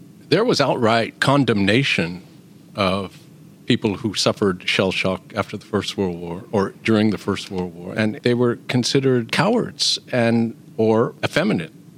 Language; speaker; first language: English; native; English